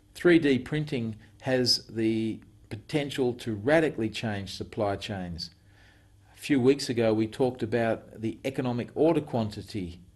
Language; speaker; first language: English; native; English